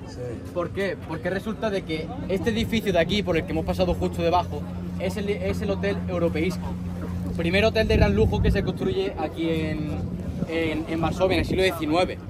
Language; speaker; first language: Spanish; native; Spanish